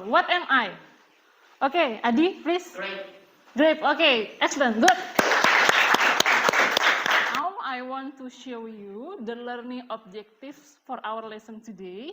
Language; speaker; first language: English; non-native, learner; Indonesian